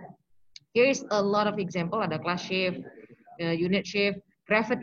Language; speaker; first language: English; non-native, local second language; Indonesian